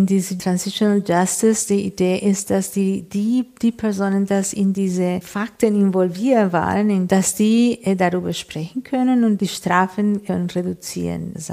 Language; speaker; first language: German; non-native, fluent; Spanish